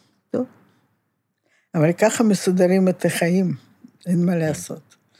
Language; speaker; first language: Hebrew; non-native, fluent; Russian